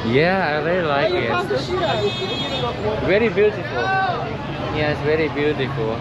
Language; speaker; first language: English; non-native, learner; Thai